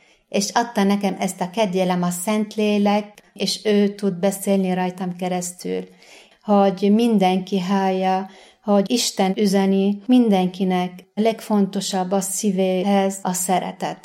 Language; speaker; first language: Hungarian; non-native, fluent; Arabic